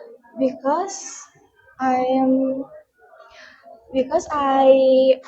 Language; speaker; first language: English; non-native, learner; Indonesian